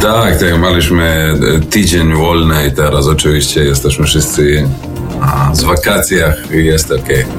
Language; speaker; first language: Polish; non-native, learner; Serbian